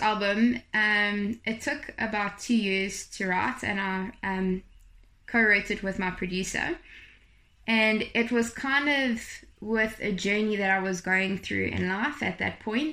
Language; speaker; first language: English; native; English